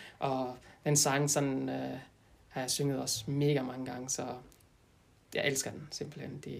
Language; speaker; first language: Danish; non-native, fluent; French